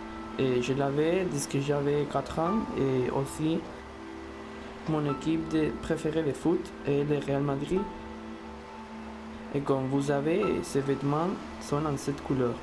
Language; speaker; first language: French; non-native, fluent; Spanish